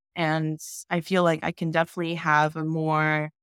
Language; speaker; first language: English; native; English